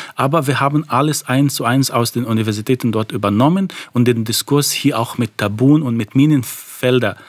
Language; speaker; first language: German; non-native, fluent; Arabic